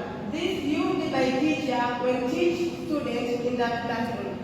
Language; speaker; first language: English; non-native, local second language; Swahili